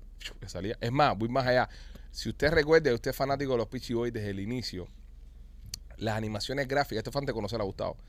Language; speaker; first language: Spanish; native; Spanish